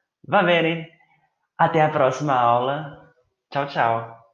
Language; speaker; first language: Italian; non-native, fluent; Portuguese